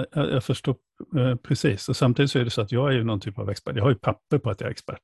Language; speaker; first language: Swedish; native; Swedish